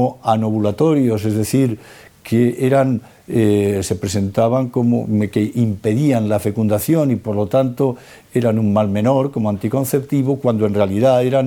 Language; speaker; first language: Spanish; native; Spanish